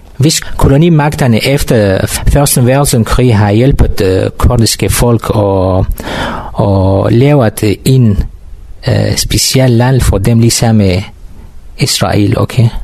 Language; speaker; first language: Danish; non-native, learner; Kurdish